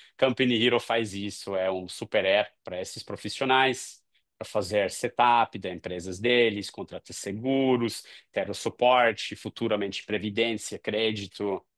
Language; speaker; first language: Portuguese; non-native, fluent; English